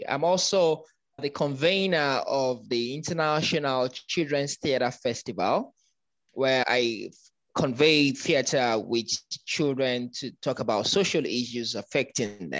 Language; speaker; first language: English; non-native, local second language; Yoruba